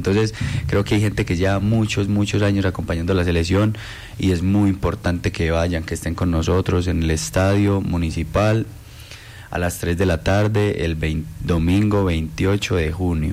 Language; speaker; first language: Spanish; native; Spanish